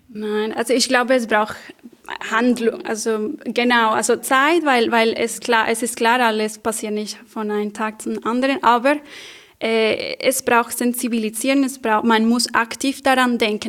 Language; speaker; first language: German; non-native, fluent; Spanish